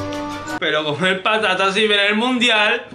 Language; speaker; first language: Spanish; native; Spanish